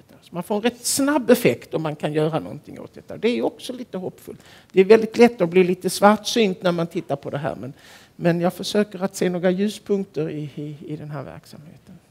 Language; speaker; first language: Swedish; native; Swedish